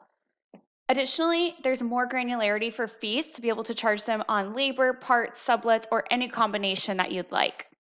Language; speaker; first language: English; native; English